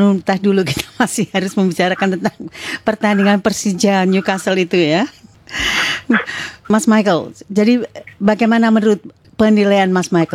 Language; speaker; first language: Indonesian; native; Indonesian